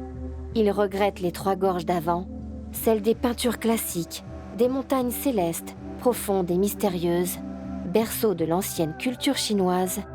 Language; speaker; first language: French; native; French